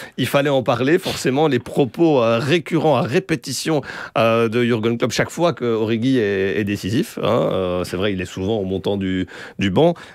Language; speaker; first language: French; native; French